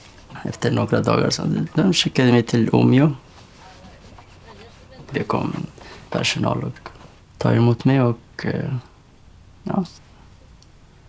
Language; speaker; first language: Swedish; non-native, learner; Persian